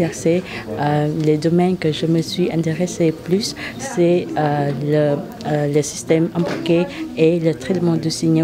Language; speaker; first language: French; non-native, fluent; Vietnamese